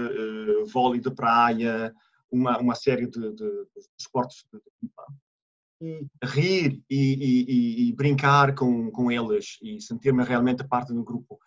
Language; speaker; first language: Portuguese; non-native, fluent; Italian